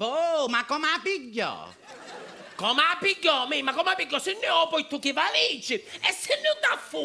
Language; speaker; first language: Italian; native; Italian